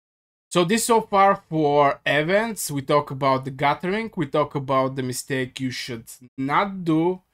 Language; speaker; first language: English; non-native, fluent; Bulgarian